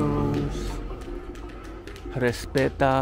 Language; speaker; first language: Spanish; non-native, learner; English